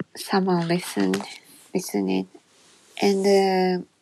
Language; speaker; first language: English; non-native, learner; Japanese